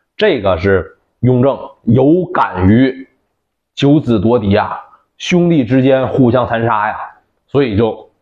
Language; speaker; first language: Chinese; native; Chinese